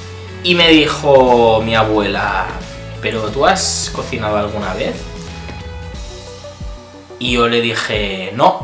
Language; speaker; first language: Spanish; early bilingual, other home language; Italian